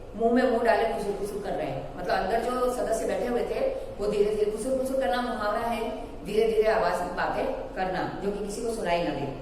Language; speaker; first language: Hindi; non-native, local second language; Gujarati